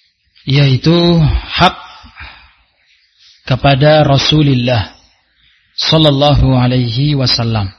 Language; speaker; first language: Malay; non-native, local second language; Javanese